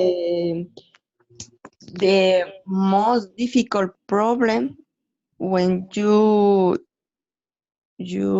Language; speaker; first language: English; non-native, learner; Spanish